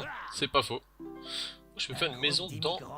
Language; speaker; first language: French; native; French